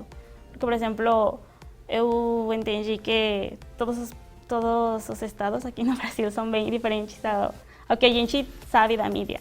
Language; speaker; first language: Portuguese; non-native, fluent; Spanish